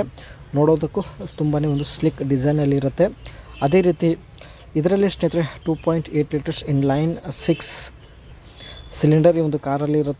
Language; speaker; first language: Kannada; native; Kannada